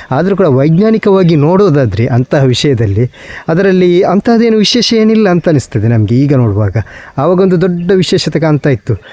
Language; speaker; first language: Kannada; non-native, local second language; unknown